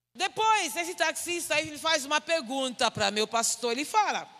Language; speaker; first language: Portuguese; non-native, fluent; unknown